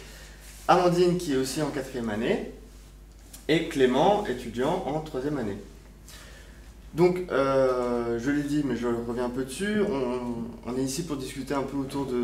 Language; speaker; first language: French; native; French